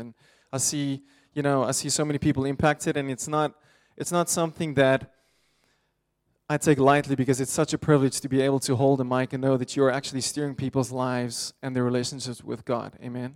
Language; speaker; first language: English; non-native, local second language; Afrikaans